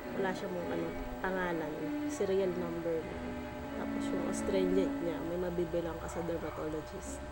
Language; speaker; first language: Filipino; native; Filipino